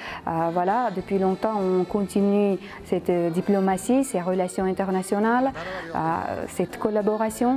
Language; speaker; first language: French; non-native, fluent; Uzbek